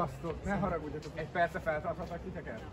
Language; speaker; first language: Hungarian; native; Hungarian